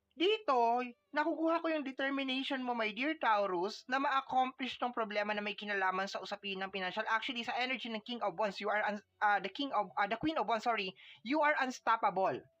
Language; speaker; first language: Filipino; non-native, local second language; Waray